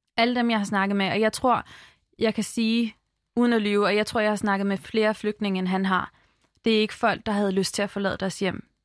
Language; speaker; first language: Danish; early bilingual, other home language; Arabic